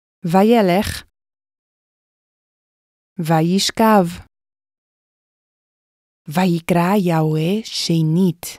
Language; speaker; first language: Hebrew; non-native, fluent; English